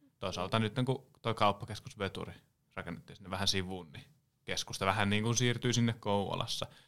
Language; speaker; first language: Finnish; native; Finnish